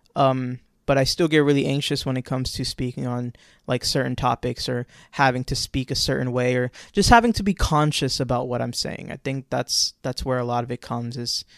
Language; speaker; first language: English; native; English